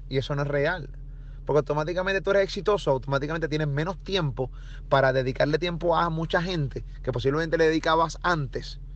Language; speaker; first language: Spanish; native; Spanish